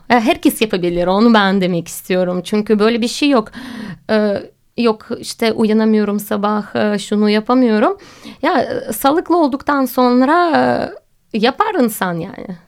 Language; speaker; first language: Turkish; non-native, fluent; Russian